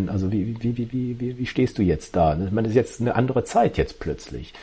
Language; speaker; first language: German; native; German